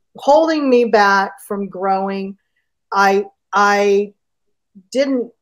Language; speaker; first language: English; native; English